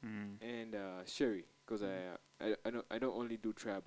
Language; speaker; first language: English; non-native, local second language; Ganda